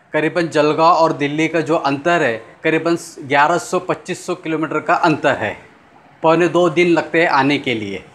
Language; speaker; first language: Hindi; non-native, local second language; Urdu